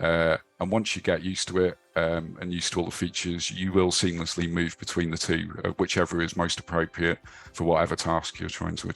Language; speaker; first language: English; native; English